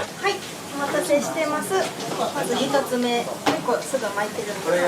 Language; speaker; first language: Japanese; native; Japanese